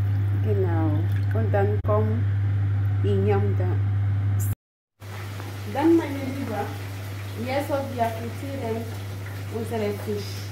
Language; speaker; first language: German; non-native, learner; French